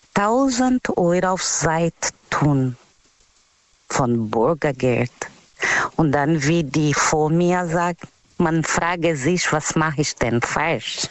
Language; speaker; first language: German; non-native, learner; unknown